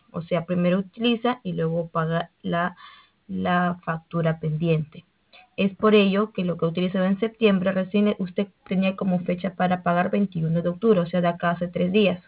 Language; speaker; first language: Spanish; native; Spanish